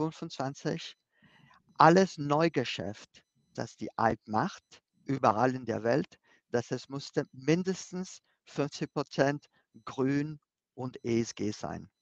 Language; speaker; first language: German; non-native, fluent; Spanish